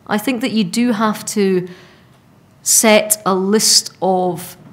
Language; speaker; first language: English; native; English